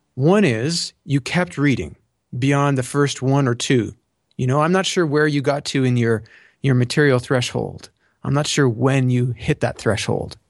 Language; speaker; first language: English; native; English